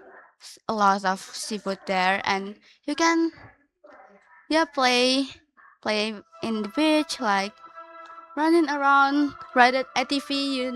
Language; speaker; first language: English; non-native, learner; Indonesian